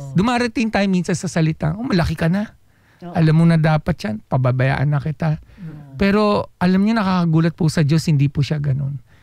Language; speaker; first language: Filipino; native; Filipino